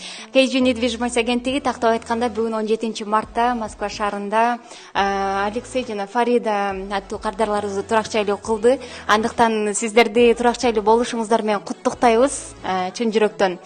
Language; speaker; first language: Kyrgyz; native; Kyrgyz